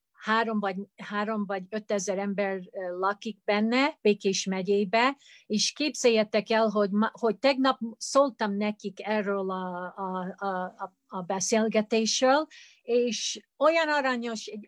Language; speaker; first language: Hungarian; early bilingual, heritage; Hungarian